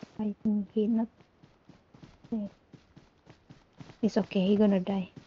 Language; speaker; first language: English; non-native, learner; Indonesian